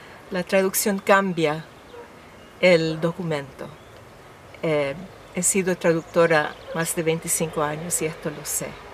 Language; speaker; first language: Spanish; non-native, fluent; Filipino